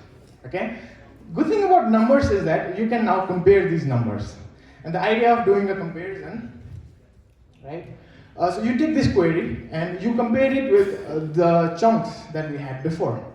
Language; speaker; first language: English; non-native, local second language; Nepali